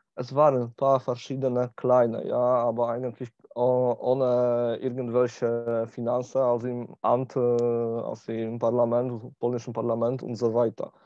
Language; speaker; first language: German; non-native, learner; Polish